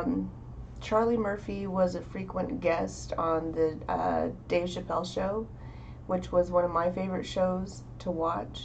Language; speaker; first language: English; native; English